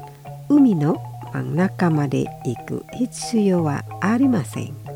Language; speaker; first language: Japanese; non-native, fluent; Indonesian